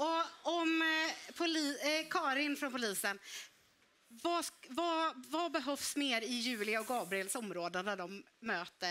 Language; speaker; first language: Swedish; native; Swedish